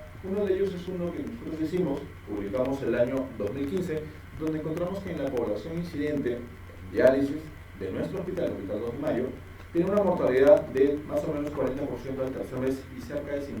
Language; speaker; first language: Spanish; native; Spanish